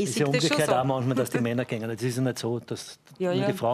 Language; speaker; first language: German; native; German